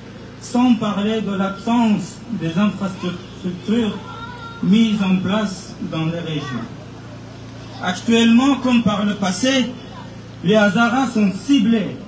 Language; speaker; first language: French; non-native, fluent; Persian